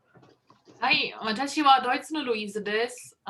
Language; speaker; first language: Japanese; non-native, learner; German